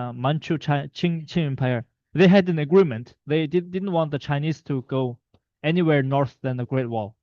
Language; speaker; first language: English; non-native, fluent; Mongolian